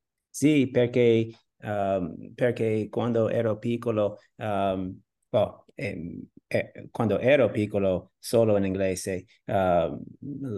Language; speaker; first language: Italian; non-native, learner; English